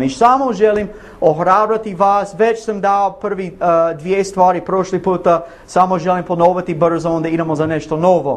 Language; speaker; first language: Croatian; non-native, learner; English